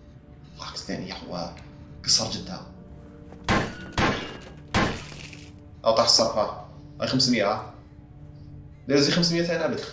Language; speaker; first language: Arabic; native; Arabic